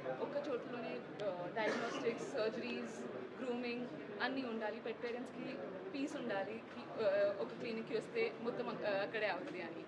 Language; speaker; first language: Telugu; native; Telugu